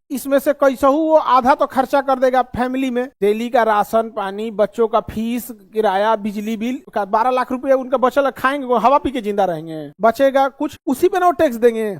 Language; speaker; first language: Hindi; native; Hindi